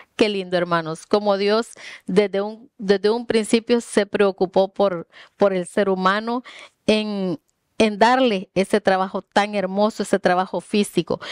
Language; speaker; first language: Spanish; native; Spanish